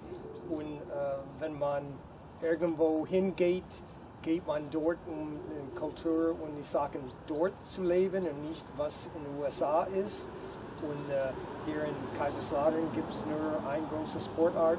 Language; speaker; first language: German; non-native, fluent; English